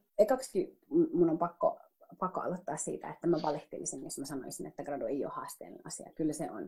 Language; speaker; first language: Finnish; early bilingual, other home language; Somali